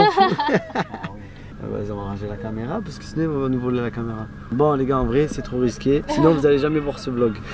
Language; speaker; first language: French; native; French